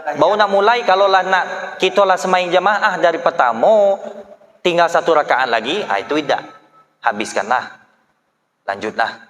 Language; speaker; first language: Malay; native; Malay